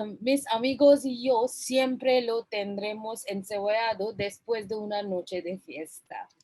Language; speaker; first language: Spanish; non-native, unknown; Bangla